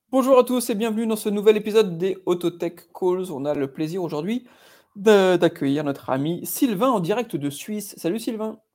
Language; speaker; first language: French; native; French